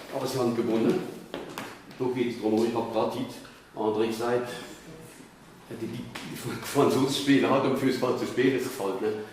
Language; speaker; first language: German; non-native, local second language; Swiss German